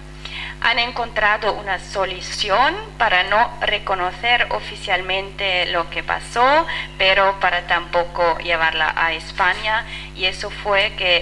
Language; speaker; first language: Spanish; non-native, fluent; French